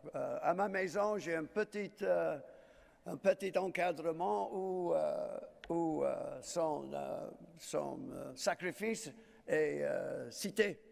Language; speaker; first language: French; non-native, fluent; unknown